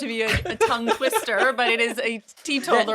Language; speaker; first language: English; native; English